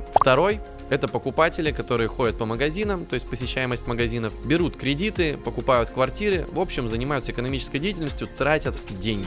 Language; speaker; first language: Russian; native; Russian